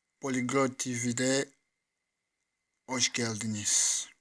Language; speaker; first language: Turkish; non-native, fluent; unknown